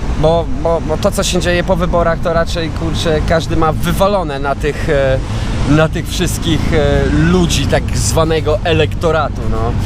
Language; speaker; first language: Polish; native; Polish